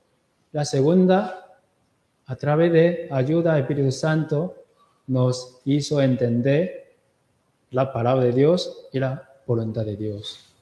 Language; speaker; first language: Spanish; non-native, learner; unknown